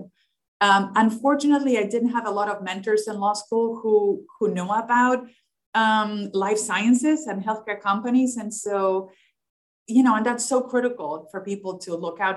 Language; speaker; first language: English; non-native, fluent; Spanish